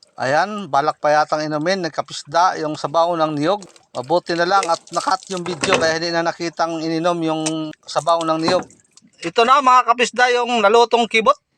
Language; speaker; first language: Filipino; non-native, local second language; Cebuano